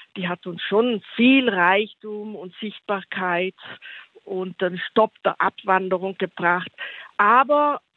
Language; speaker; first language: German; non-native, local second language; Ladin